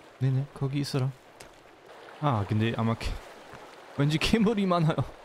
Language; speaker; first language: Korean; non-native, learner; German